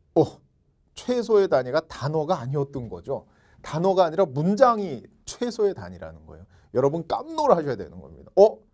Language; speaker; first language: Korean; native; Korean